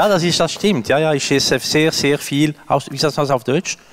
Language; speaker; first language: German; non-native, local second language; French